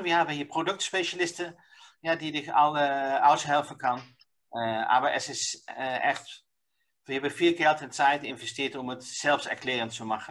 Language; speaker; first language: German; non-native, learner; Dutch